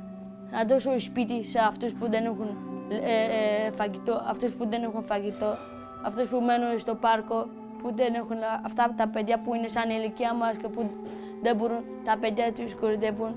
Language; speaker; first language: Greek; early bilingual, other home language; Persian